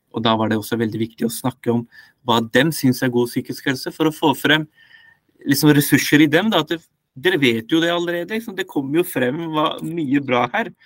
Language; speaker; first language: Norwegian; early bilingual, other home language; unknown